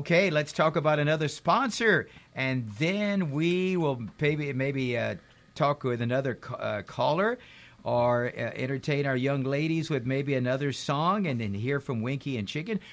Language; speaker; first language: English; native; English